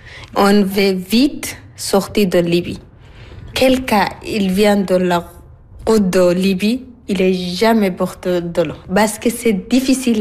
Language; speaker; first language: French; non-native, learner; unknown